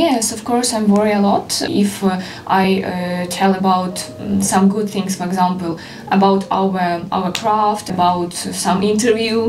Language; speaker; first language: English; non-native, learner; Ukrainian